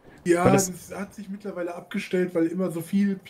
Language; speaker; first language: German; native; German